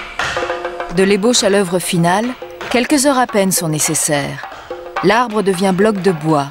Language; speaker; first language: French; native; French